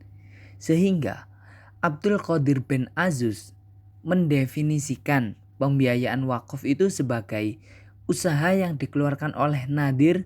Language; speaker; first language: Indonesian; native; Indonesian